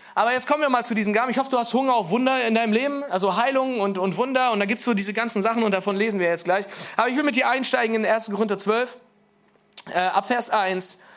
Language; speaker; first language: German; native; German